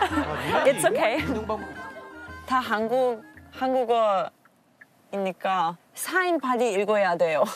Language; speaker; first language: Korean; non-native, learner; German